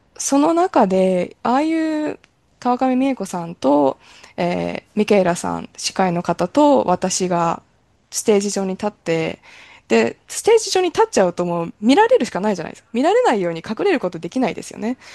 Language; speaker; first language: Japanese; native; Japanese